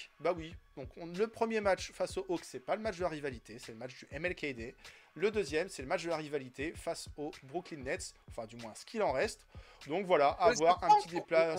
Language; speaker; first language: French; native; French